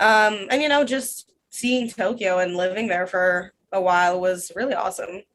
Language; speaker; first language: English; non-native, fluent; Russian